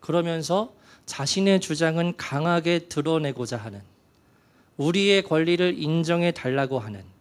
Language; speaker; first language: Korean; native; Korean